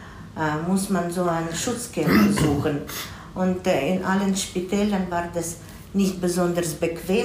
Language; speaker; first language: German; non-native, fluent; Russian